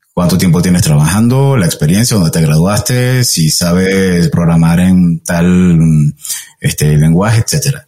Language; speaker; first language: Spanish; native; Spanish